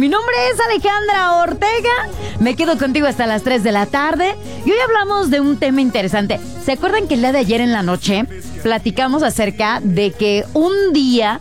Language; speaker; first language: Spanish; native; Spanish